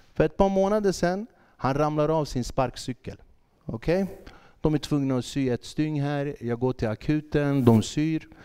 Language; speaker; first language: Swedish; early bilingual, other home language; Kurdish